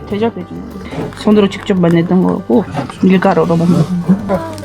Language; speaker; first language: Korean; non-native, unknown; Mongolian